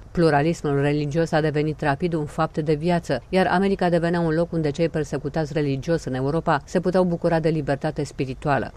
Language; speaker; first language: Romanian; native; Romanian